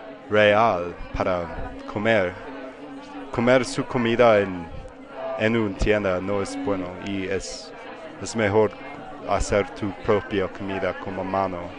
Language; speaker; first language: Spanish; non-native, learner; English